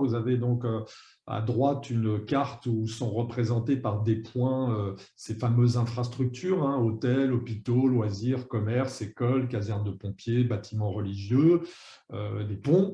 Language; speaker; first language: French; native; French